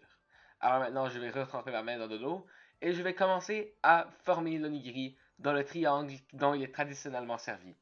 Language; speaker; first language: French; native; French